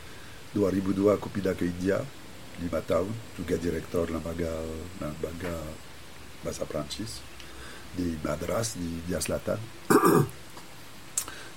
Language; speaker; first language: Indonesian; non-native, fluent; French